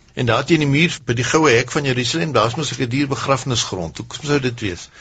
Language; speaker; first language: Afrikaans; native; Afrikaans